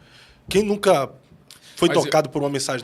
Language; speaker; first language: Portuguese; native; Portuguese